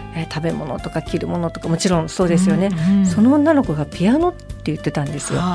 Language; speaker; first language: Japanese; native; Japanese